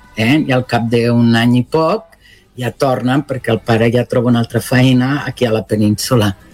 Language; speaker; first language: Catalan; non-native, local second language; Spanish